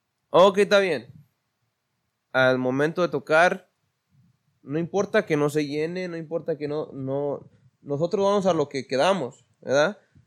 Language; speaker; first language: Spanish; early bilingual, heritage; Spanish